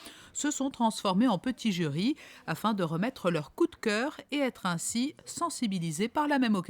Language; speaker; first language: French; native; French